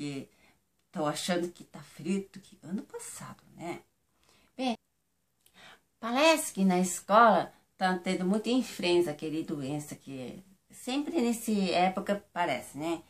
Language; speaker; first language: Portuguese; non-native, fluent; Japanese